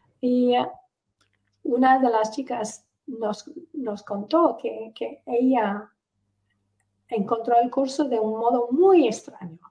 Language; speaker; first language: Spanish; non-native, fluent; English